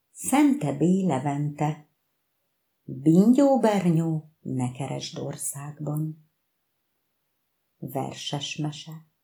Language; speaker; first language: Hungarian; native; Hungarian